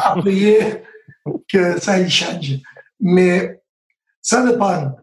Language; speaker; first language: French; non-native, learner; Spanish